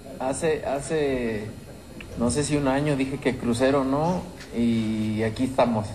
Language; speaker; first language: Spanish; native; Spanish